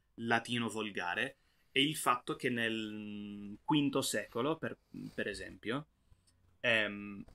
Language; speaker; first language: Spanish; non-native, fluent; English